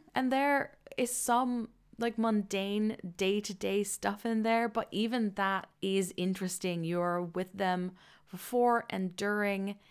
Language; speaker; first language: English; non-native, fluent; Dutch